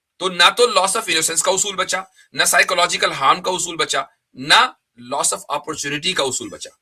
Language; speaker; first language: Urdu; native; Urdu